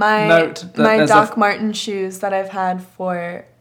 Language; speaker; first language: English; native; English